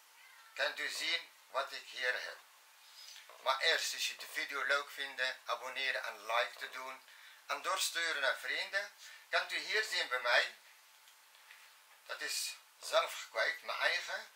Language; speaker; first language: Dutch; non-native, fluent; Arabic